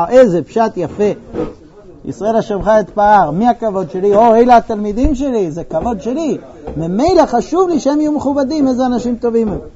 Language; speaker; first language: Hebrew; native; Hebrew